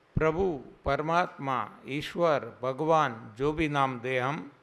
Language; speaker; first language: Hindi; non-native, local second language; Gujarati